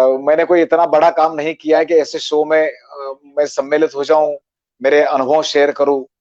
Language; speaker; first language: Hindi; non-native, local second language; Marathi